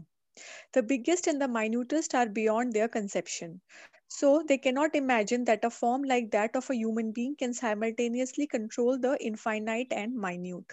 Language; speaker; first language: English; non-native, local second language; Hindi